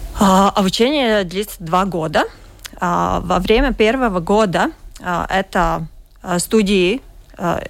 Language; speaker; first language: Russian; non-native, learner; Latvian